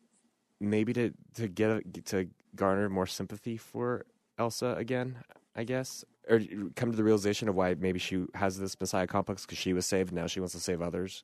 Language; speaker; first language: English; native; English